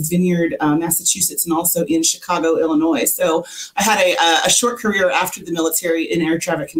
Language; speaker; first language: English; native; English